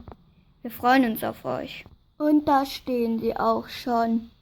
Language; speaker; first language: German; native; German